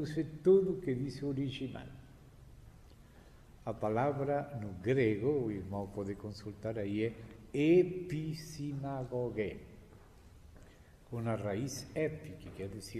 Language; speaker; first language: Portuguese; non-native, fluent; Spanish